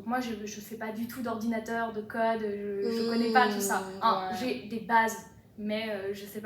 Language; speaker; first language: French; native; French